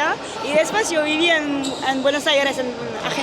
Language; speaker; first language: Spanish; non-native, fluent; French